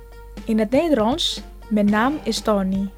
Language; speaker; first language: Dutch; non-native, learner; Indonesian